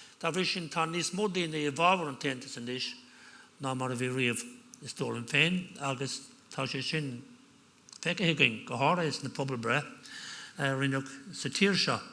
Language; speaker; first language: Irish; non-native, local second language; English